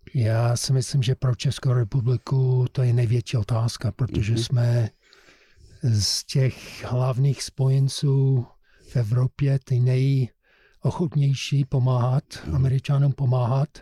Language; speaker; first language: Czech; non-native, fluent; English